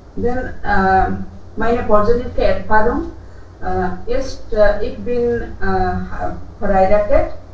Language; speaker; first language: German; non-native, learner; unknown